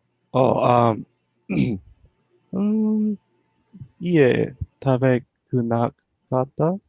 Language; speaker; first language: Japanese; non-native, learner; English